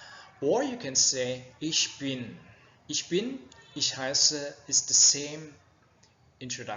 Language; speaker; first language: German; non-native, fluent; Vietnamese